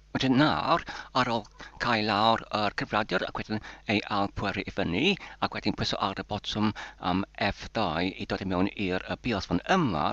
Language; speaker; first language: Welsh; non-native, local second language; English